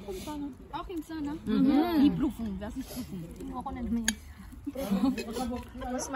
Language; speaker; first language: German; non-native, learner; Cebuano